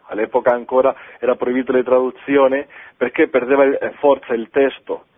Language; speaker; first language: Italian; non-native, fluent; Spanish